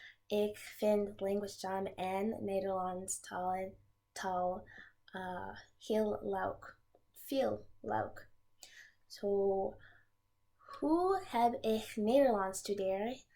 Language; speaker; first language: Dutch; non-native, learner; English